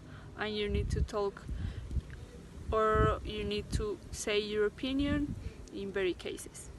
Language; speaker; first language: English; non-native, learner; Spanish